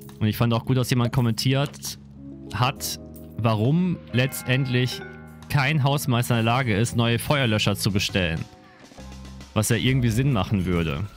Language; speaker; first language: German; native; German